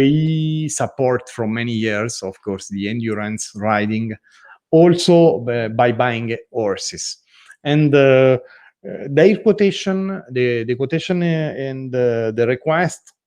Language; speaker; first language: English; non-native, learner; Italian